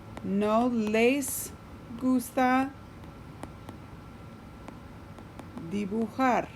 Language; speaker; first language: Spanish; non-native, fluent; English